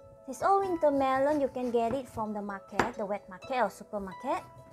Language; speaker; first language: English; non-native, fluent; Indonesian